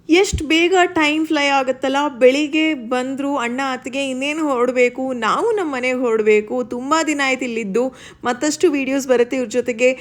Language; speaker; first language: Kannada; non-native, local second language; Tulu